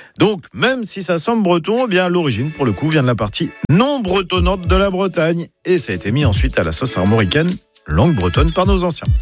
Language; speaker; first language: French; native; French